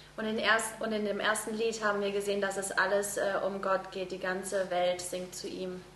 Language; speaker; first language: German; native; German